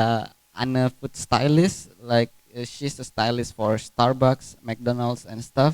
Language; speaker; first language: English; non-native, fluent; Indonesian